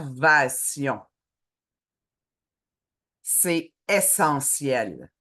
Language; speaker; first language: French; native; French